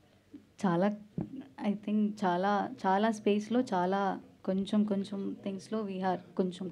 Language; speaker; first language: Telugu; non-native, learner; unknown